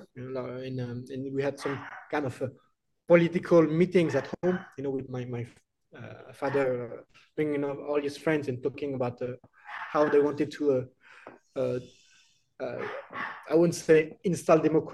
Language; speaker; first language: English; non-native, fluent; French